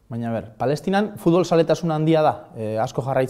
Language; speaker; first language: Basque; native; Basque